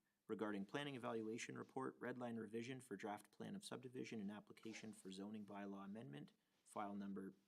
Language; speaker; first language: English; native; English